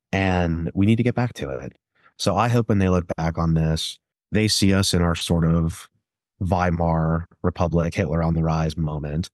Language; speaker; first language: English; native; English